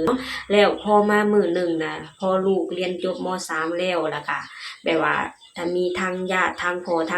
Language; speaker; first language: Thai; non-native, local second language; Lao